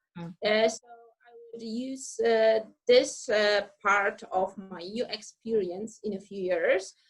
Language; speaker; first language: English; non-native, fluent; Polish